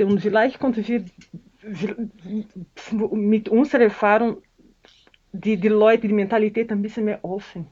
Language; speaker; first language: German; non-native, learner; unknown